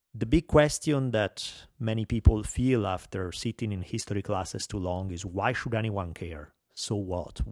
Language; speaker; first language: English; non-native, fluent; Italian